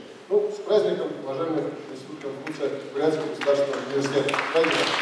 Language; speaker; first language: Russian; native; Russian